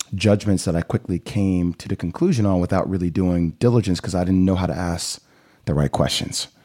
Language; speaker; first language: English; native; English